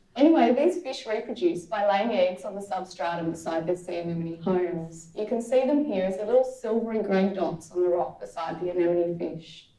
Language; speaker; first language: English; native; English